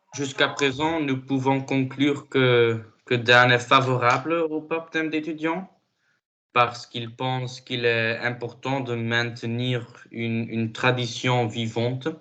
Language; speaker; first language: French; non-native, learner; Dutch